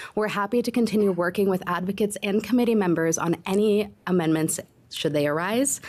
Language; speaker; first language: English; native; English